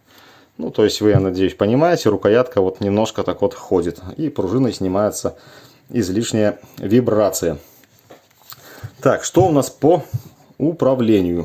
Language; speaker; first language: Russian; native; Russian